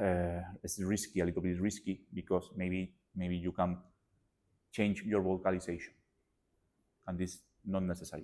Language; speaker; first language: English; non-native, learner; Spanish